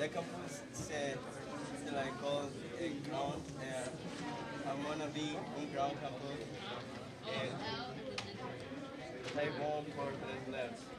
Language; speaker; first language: French; non-native, learner; English